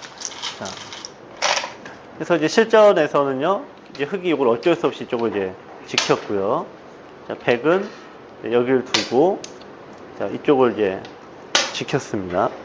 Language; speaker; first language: Korean; native; Korean